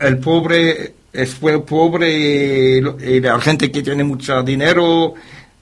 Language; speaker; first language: Spanish; non-native, learner; French